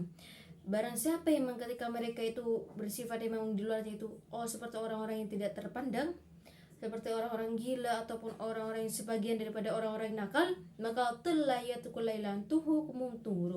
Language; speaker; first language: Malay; non-native, local second language; Madurese